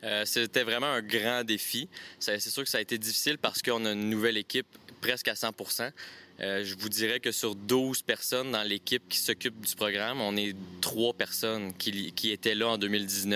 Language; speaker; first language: French; native; French